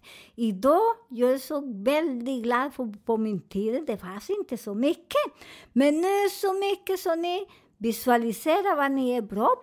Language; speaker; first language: Swedish; non-native, learner; Spanish